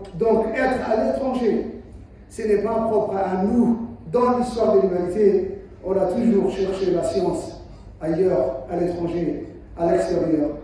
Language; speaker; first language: French; non-native, local second language; Somali